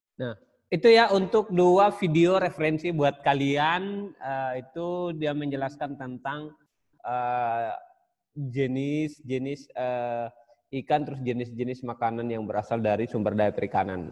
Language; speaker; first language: Indonesian; native; Indonesian